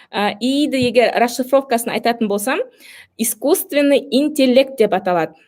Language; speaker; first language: Russian; non-native, local second language; Kazakh